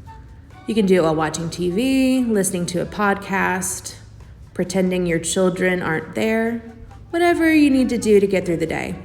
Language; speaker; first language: English; native; English